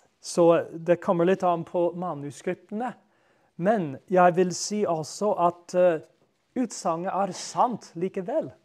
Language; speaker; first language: Norwegian; non-native, fluent; English